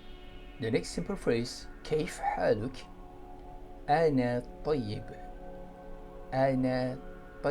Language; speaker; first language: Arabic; non-native, fluent; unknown